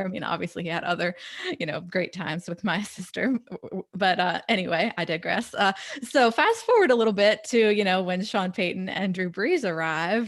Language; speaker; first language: English; native; English